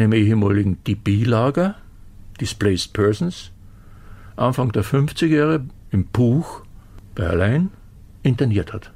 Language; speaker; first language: German; native; German